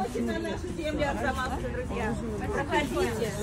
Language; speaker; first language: Russian; native; Russian